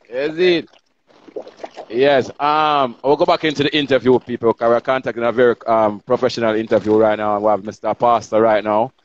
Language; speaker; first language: English; non-native, local second language; Jamaican Creole English